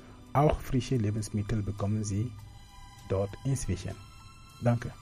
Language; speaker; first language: German; non-native, fluent; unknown